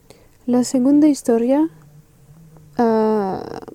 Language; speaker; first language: Spanish; non-native, learner; French